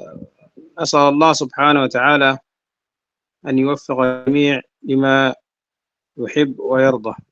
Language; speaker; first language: Arabic; non-native, fluent; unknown